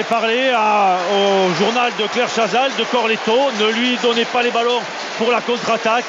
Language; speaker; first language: French; native; French